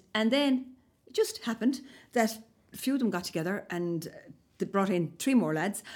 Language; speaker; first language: English; native; English